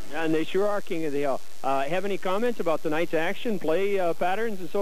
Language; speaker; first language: English; native; English